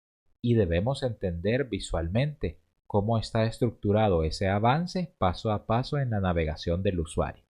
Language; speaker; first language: Spanish; native; Spanish